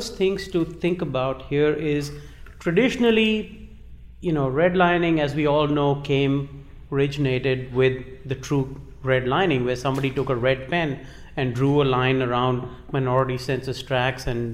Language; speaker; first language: English; non-native, local second language; Hindi